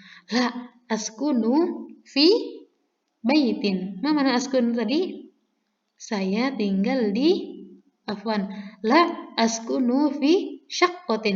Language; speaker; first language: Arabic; non-native, fluent; Indonesian